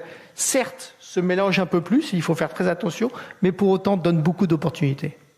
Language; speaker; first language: French; native; French